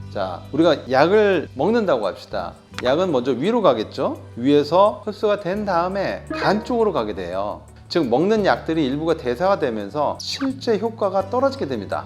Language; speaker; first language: Korean; native; Korean